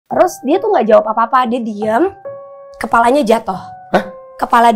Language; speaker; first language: Indonesian; native; Indonesian